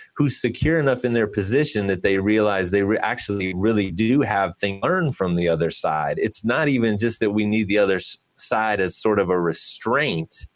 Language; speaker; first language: English; native; English